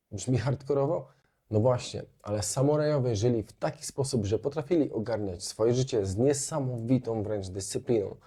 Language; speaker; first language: Polish; native; Polish